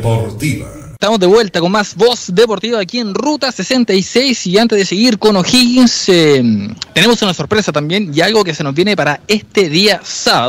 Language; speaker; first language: Spanish; native; Spanish